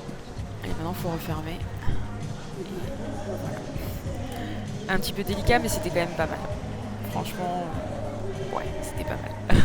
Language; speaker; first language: French; native; French